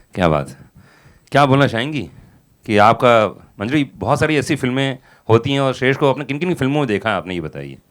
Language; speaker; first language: Hindi; native; Hindi